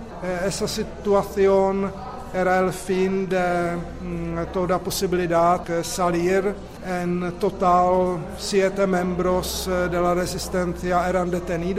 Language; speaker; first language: Spanish; non-native, fluent; Czech